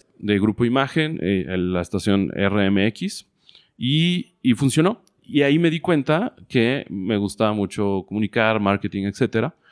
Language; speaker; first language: Spanish; native; Spanish